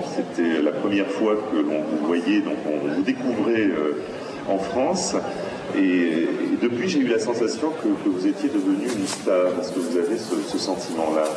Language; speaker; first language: French; native; French